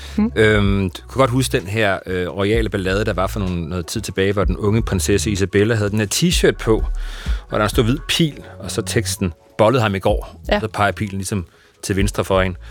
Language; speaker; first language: Danish; native; Danish